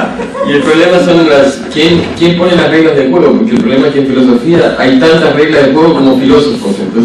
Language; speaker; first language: Spanish; native; Spanish